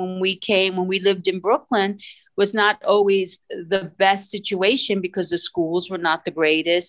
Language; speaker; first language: English; early bilingual, other home language; Italian